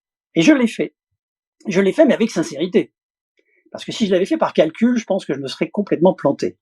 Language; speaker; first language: French; native; French